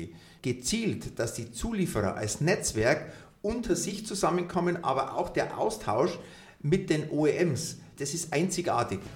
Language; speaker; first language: German; native; German